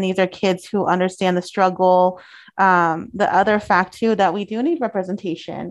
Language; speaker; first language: English; early bilingual, other home language; Spanish